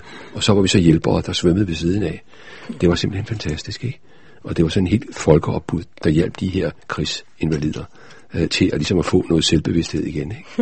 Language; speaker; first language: Danish; native; Danish